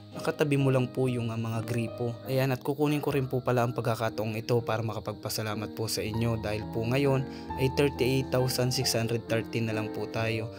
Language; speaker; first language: Filipino; non-native, local second language; Bikol